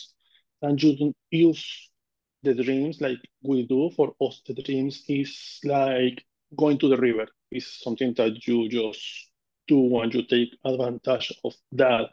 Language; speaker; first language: English; non-native, fluent; Spanish